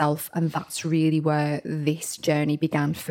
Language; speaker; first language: English; native; English